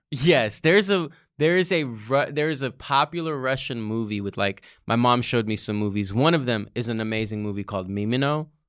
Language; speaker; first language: English; early bilingual, other home language; Russian